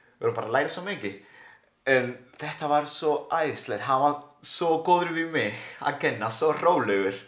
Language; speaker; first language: Icelandic; non-native, learner; Spanish